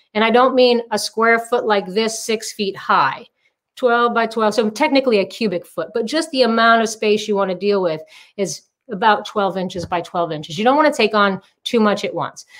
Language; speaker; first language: English; native; English